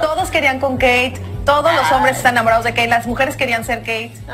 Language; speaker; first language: Spanish; native; Spanish